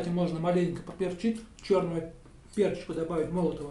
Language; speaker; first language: Russian; native; Russian